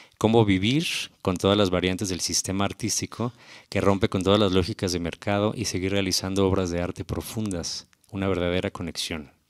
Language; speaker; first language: Spanish; native; Spanish